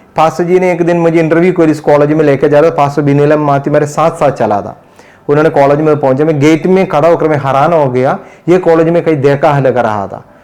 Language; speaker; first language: Hindi; non-native, local second language; Malayalam